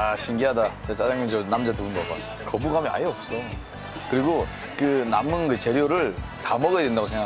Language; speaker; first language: Korean; native; Korean